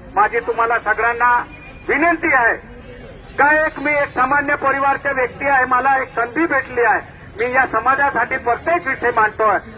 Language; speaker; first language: Marathi; non-native, local second language; Bhili